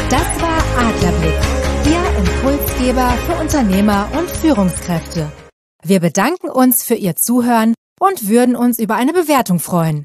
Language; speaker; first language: German; native; German